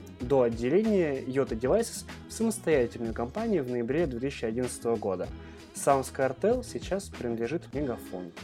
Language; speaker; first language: Russian; native; Russian